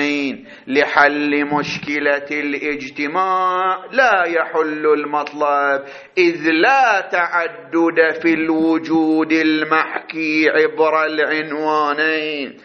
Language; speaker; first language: Arabic; native; Arabic